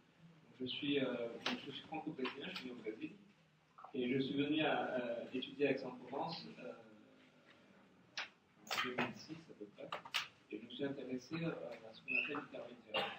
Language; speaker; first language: French; native; French